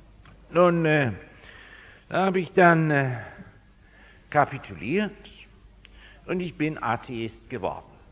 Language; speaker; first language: German; non-native, fluent; English